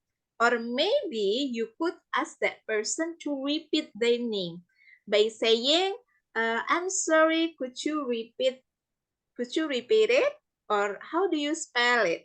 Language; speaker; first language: English; non-native, fluent; Indonesian